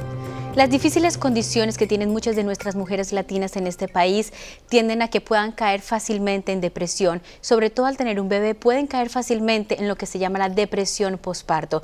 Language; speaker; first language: Spanish; native; Spanish